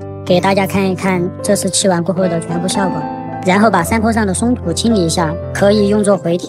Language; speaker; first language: Chinese; native; Chinese